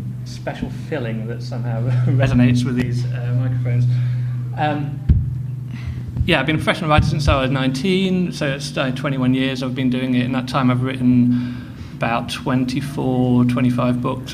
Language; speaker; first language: English; native; English